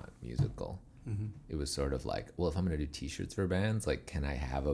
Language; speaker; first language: English; native; English